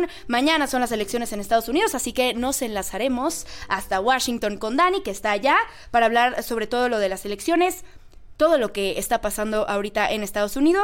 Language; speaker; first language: Spanish; native; Spanish